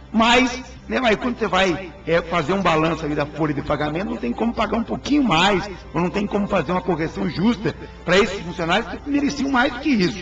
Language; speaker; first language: Portuguese; native; Portuguese